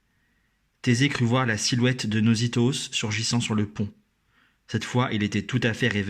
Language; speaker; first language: French; native; French